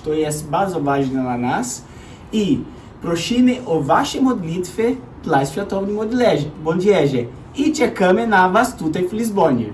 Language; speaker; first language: Polish; non-native, learner; Portuguese